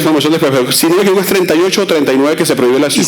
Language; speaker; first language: Spanish; native; Spanish